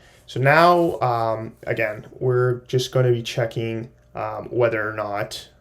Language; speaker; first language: English; native; English